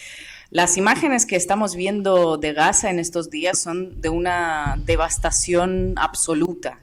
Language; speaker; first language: Spanish; native; Spanish